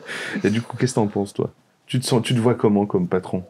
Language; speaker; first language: French; native; French